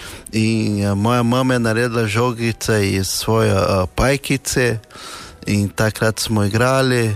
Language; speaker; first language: Slovenian; non-native, fluent; Portuguese